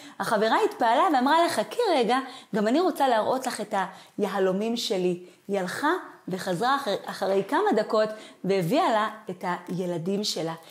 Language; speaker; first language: Hebrew; native; Hebrew